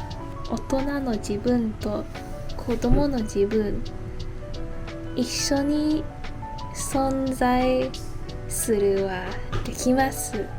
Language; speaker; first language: Japanese; non-native, learner; English